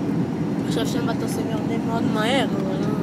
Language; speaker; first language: Hebrew; native; Hebrew